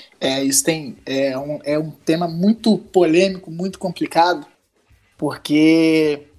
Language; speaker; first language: Portuguese; native; Portuguese